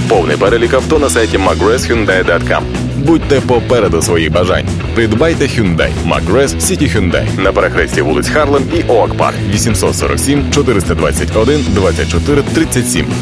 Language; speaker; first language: Ukrainian; native; Ukrainian